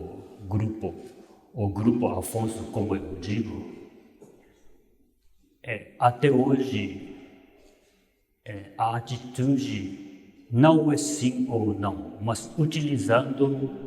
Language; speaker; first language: Portuguese; non-native, fluent; Japanese